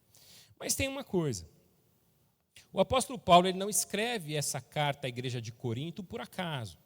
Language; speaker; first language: Portuguese; native; Portuguese